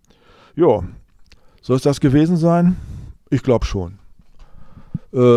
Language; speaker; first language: German; native; German